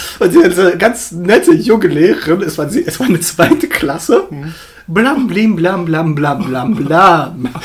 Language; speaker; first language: German; early bilingual, other home language; Russian